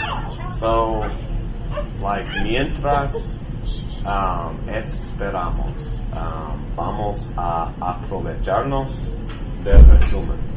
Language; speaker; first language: Spanish; non-native, learner; English